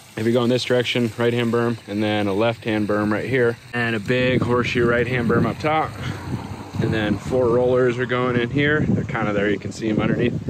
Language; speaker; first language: English; native; English